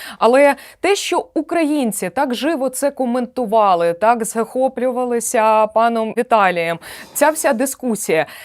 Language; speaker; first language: Ukrainian; native; Ukrainian